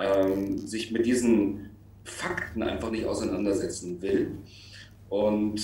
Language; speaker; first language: German; native; German